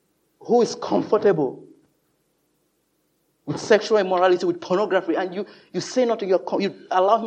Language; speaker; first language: English; non-native, local second language; Yoruba